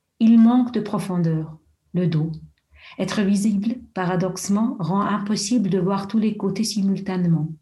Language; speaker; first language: French; non-native, local second language; German